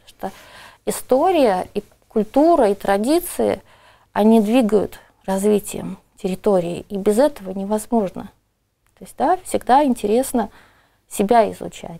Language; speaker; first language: Russian; native; Russian